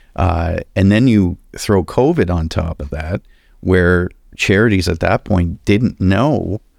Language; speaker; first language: English; native; English